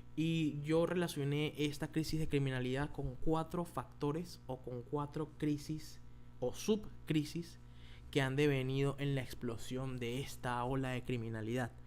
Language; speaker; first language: Spanish; native; Spanish